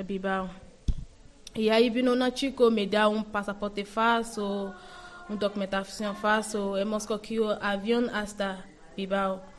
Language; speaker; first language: Spanish; non-native, learner; Yoruba